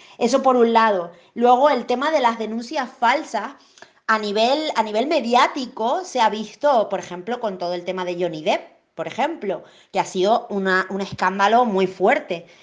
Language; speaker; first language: Spanish; native; Spanish